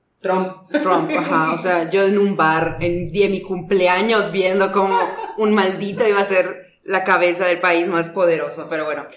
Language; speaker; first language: Spanish; native; Spanish